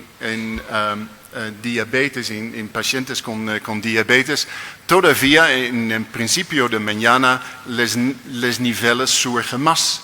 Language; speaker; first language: Spanish; non-native, learner; Dutch